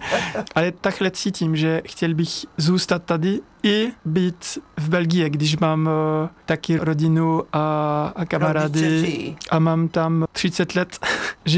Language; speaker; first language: Czech; non-native, learner; French